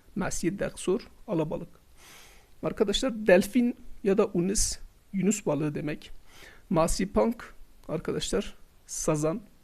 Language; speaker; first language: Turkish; non-native, local second language; Kurdish